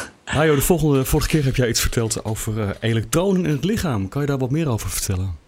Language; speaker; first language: Dutch; native; Dutch